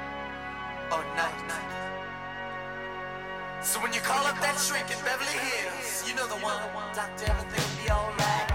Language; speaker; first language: English; non-native, fluent; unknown